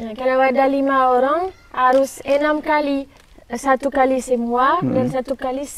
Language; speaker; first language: Indonesian; non-native, learner; French